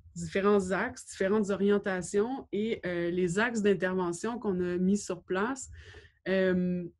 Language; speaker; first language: French; native; French